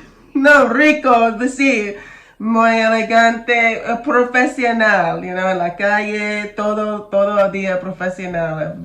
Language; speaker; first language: Spanish; non-native, learner; English